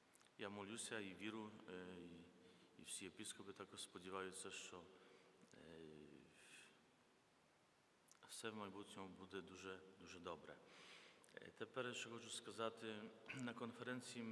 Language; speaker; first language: Ukrainian; non-native, fluent; Polish